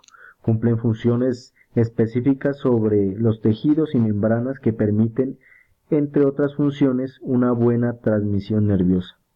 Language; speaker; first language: Spanish; native; Spanish